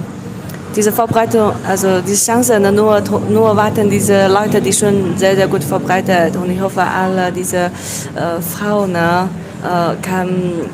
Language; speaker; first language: German; non-native, learner; Indonesian